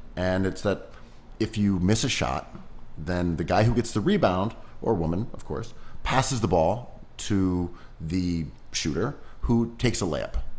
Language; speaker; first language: English; native; English